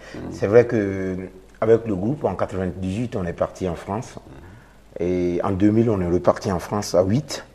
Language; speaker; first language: French; non-native, local second language; Mossi